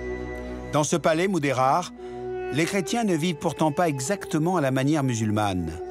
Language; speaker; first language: French; native; French